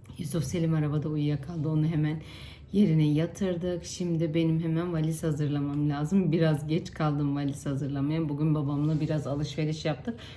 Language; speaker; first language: Turkish; native; Turkish